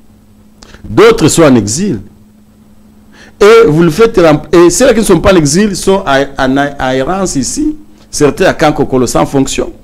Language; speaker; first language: French; non-native, local second language; Swahili